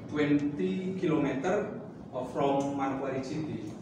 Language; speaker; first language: English; non-native, learner; Indonesian